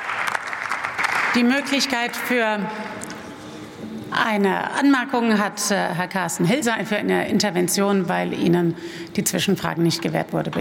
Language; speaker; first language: German; native; German